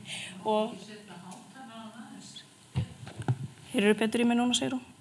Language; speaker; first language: Icelandic; native; Icelandic